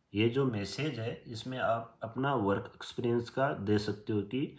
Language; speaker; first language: Hindi; native; Hindi